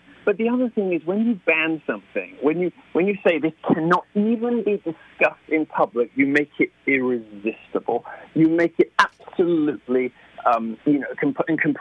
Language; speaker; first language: English; native; English